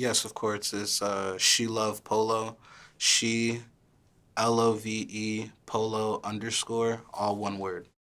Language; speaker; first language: English; early bilingual, other home language; Haitian Creole